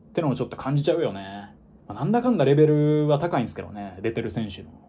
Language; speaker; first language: Japanese; native; Japanese